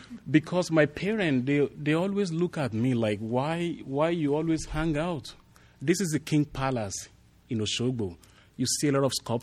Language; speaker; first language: English; non-native, local second language; Yoruba